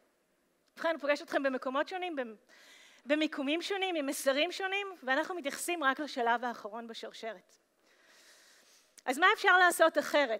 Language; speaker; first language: Hebrew; native; Hebrew